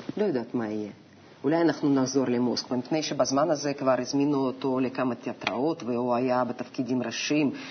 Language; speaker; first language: Hebrew; non-native, fluent; Russian